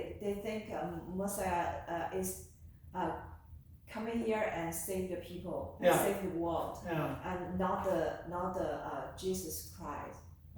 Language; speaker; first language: English; non-native, learner; Chinese